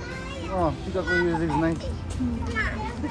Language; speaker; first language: Russian; non-native, learner; Hindi